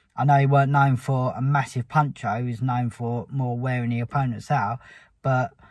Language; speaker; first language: English; native; English